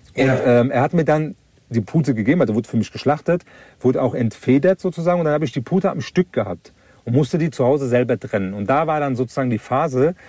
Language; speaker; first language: German; early bilingual, other home language; Turkish